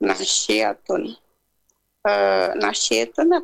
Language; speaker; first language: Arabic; non-native, learner; Indonesian